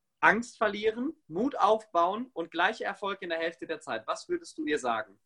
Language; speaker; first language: German; native; German